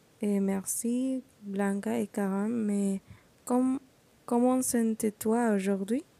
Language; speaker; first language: French; non-native, learner; Spanish